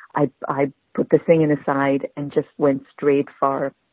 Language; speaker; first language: English; native; English